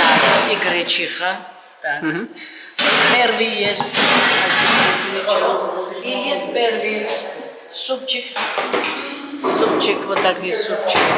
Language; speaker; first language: Russian; non-native, learner; Georgian